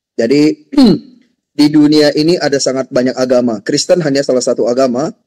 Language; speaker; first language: Indonesian; native; Indonesian